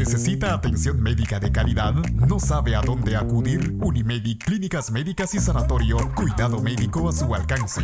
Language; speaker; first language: Spanish; native; Spanish